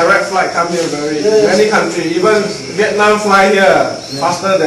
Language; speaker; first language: English; non-native, learner; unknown